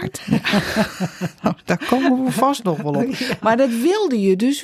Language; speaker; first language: Dutch; native; Dutch